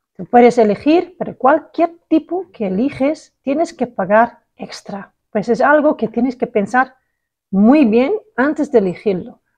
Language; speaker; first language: Spanish; non-native, learner; Dutch